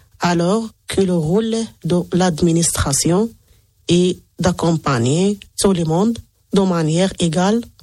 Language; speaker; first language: French; non-native, local second language; Arabic